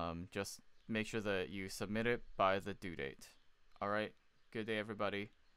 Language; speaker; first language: English; native; English